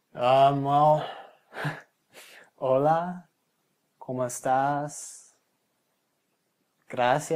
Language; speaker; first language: Spanish; non-native, learner; English